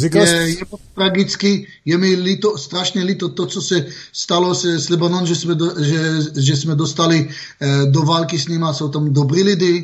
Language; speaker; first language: Czech; non-native, fluent; Hebrew